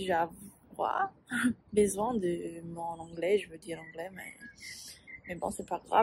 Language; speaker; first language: French; non-native, learner; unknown